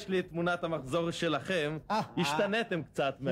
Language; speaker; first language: Hebrew; native; Hebrew